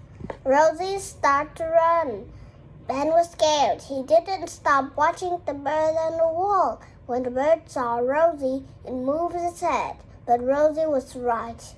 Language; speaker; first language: English; non-native, learner; Vietnamese